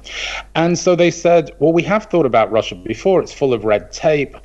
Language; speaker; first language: English; native; English